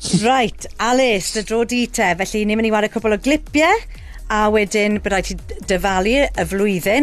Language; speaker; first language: Welsh; native; Welsh